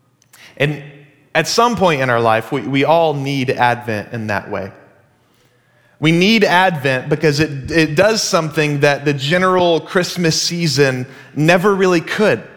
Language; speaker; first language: English; native; English